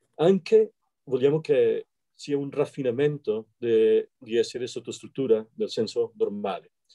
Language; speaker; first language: Italian; non-native, fluent; Spanish